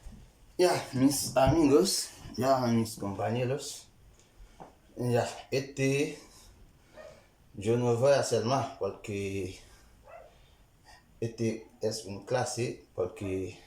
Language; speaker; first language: Spanish; non-native, learner; Haitian Creole